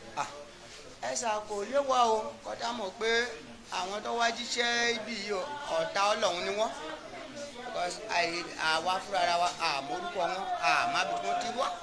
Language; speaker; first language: Yoruba; non-native, local second language; Igbo